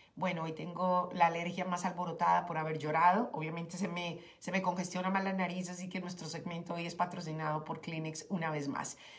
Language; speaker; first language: Spanish; native; Spanish